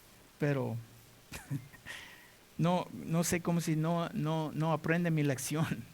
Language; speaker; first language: Spanish; non-native, learner; English